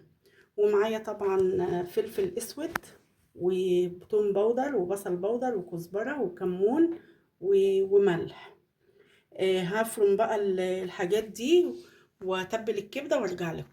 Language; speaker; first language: Arabic; native; Arabic